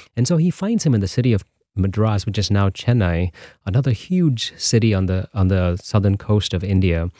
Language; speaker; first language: English; non-native, local second language; Tamil